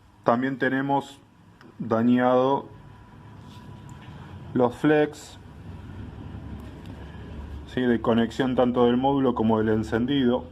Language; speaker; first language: Spanish; native; Spanish